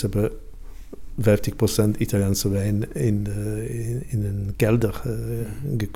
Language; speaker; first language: Dutch; non-native, local second language; Italian